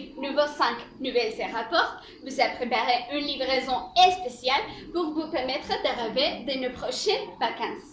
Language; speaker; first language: French; non-native, learner; Spanish